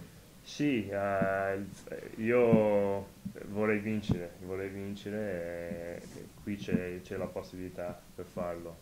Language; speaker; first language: Italian; non-native, fluent; English